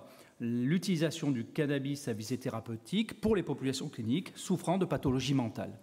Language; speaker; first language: French; native; French